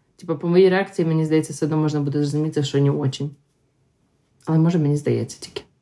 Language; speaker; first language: Ukrainian; non-native, local second language; Russian